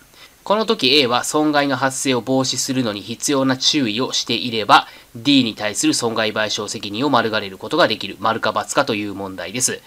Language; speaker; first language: Japanese; native; Japanese